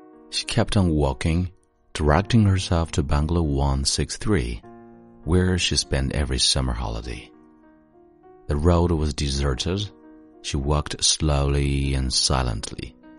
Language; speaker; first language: English; non-native, fluent; Chinese